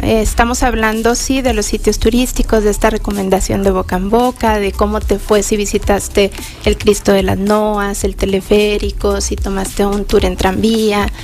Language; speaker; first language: Spanish; native; Spanish